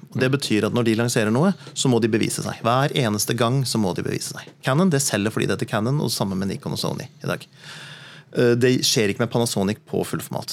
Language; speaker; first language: Norwegian; native; Norwegian